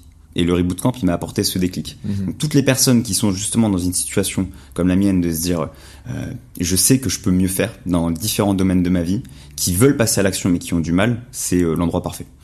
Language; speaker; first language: French; native; French